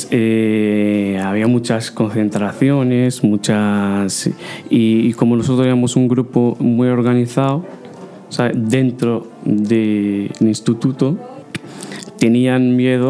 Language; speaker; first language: Spanish; non-native, fluent; Arabic